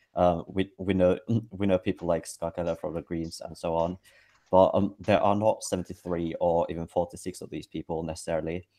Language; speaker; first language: English; non-native, fluent; Finnish